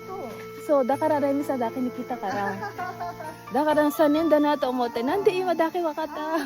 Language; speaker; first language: Japanese; non-native, learner; Filipino